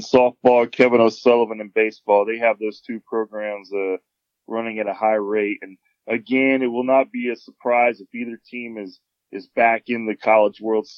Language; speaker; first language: English; native; English